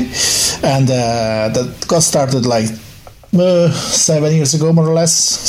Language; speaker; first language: English; non-native, fluent; Italian